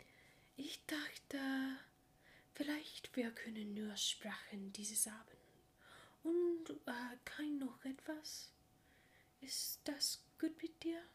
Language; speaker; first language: German; non-native, learner; English